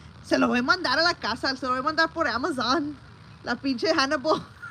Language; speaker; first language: Spanish; early bilingual, heritage; Spanish